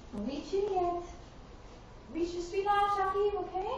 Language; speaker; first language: French; non-native, fluent; English